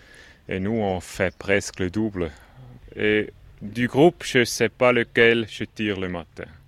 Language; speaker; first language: French; non-native, local second language; German